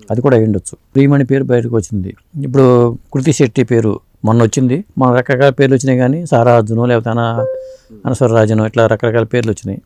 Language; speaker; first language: Telugu; native; Telugu